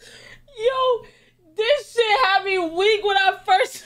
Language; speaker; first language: English; native; English